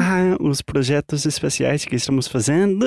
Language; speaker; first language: Portuguese; non-native, fluent; English